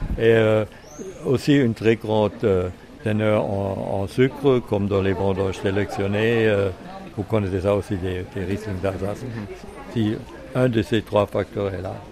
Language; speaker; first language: French; non-native, fluent; German